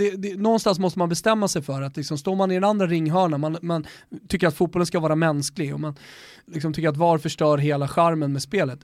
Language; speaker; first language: Swedish; native; Swedish